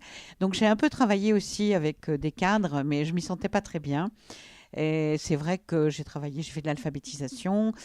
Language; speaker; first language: French; native; French